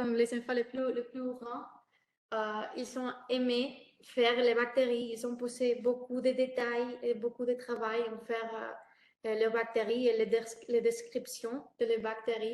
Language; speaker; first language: French; non-native, learner; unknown